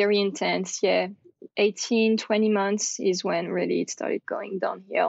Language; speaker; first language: English; non-native, fluent; French